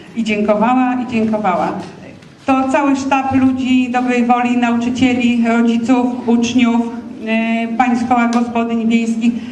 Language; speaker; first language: Polish; native; Polish